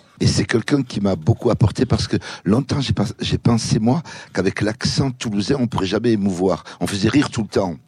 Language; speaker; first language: French; early bilingual, other home language; Kabyle